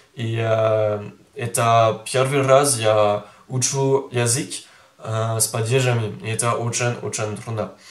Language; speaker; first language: Russian; non-native, learner; French